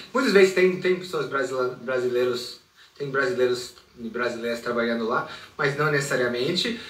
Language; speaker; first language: Portuguese; non-native, fluent; English